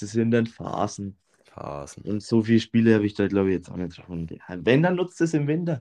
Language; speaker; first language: German; native; German